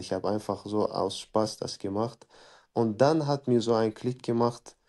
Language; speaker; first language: German; non-native, fluent; Chechen